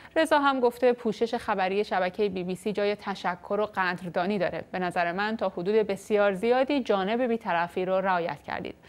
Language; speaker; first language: Persian; native; Persian